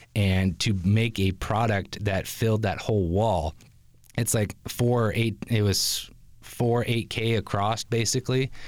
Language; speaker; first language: English; native; English